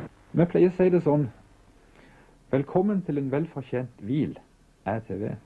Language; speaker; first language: Norwegian; native; Norwegian